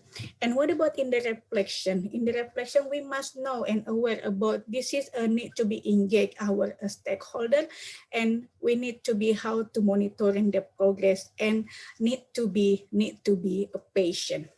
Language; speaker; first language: English; non-native, learner; Indonesian